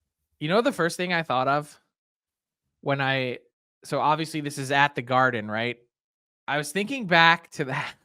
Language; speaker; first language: English; native; English